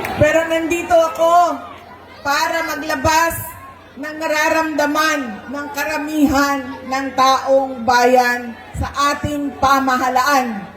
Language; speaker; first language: Filipino; non-native, local second language; Cebuano